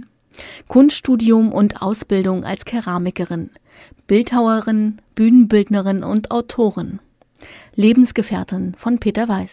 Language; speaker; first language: German; native; German